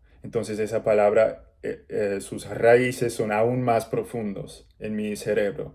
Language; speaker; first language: Spanish; non-native, learner; English